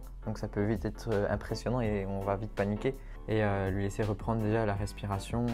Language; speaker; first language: French; native; French